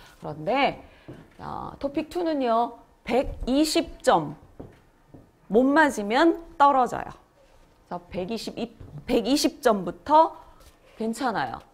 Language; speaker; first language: Korean; native; Korean